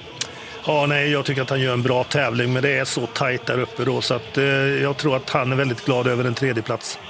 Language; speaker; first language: Swedish; native; Swedish